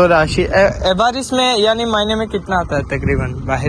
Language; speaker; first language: Hindi; non-native, fluent; Bangla